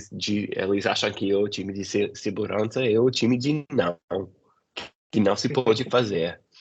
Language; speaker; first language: Portuguese; non-native, fluent; English